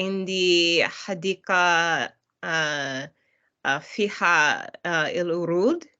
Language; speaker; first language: Arabic; non-native, learner; English